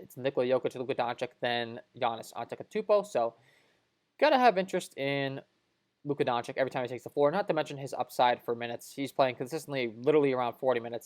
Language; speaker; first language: English; native; English